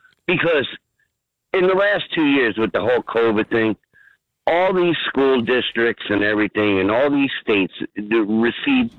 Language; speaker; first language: English; native; English